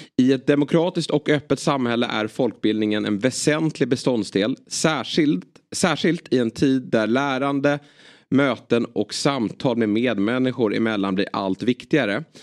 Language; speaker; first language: Swedish; native; Swedish